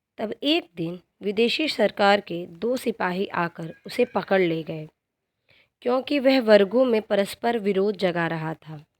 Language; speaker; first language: Hindi; native; Hindi